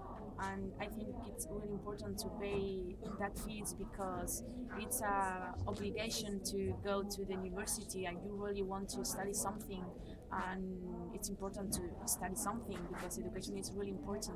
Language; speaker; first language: English; non-native, learner; Spanish